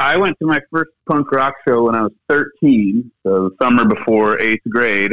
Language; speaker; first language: English; native; English